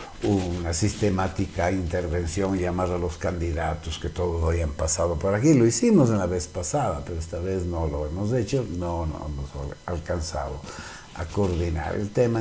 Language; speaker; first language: Spanish; native; Spanish